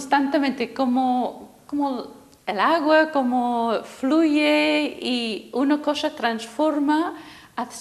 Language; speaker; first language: Spanish; non-native, fluent; English